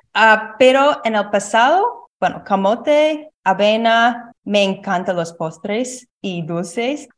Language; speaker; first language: Spanish; non-native, learner; English